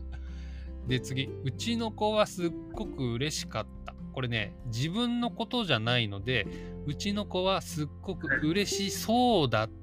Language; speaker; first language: Japanese; native; Japanese